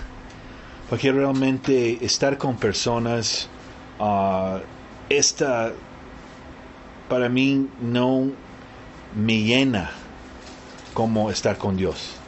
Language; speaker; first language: Spanish; early bilingual, heritage; Spanish